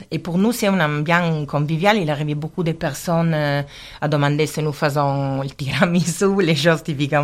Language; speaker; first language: French; non-native, learner; Italian